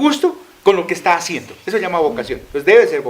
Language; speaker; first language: Spanish; native; Spanish